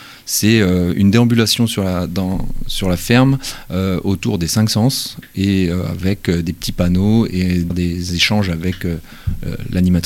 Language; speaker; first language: French; native; French